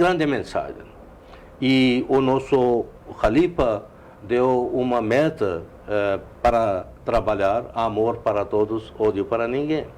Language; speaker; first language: Portuguese; non-native, fluent; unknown